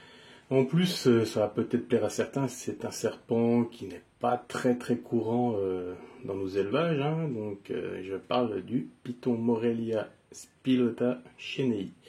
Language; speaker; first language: French; native; French